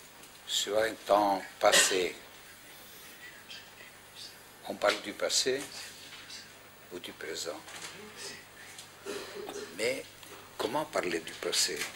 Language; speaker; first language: French; non-native, fluent; Greek